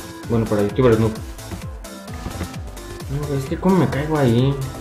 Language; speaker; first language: Spanish; native; Spanish